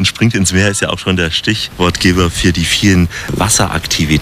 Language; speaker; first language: German; native; German